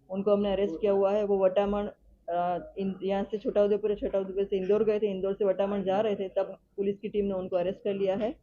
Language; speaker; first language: Hindi; non-native, local second language; Gujarati